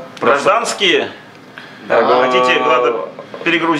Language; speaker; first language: Russian; native; Russian